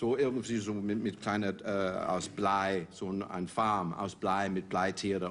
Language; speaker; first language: German; non-native, fluent; English